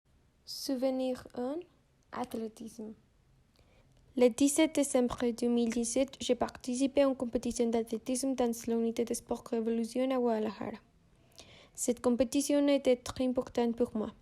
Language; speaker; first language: French; non-native, learner; Spanish